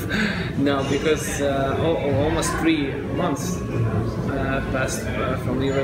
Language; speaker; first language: English; non-native, fluent; Russian